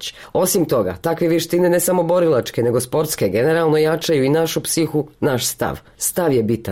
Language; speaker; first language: Serbian; native; Serbian